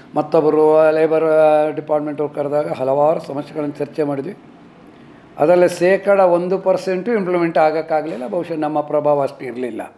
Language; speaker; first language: Kannada; non-native, local second language; Kodava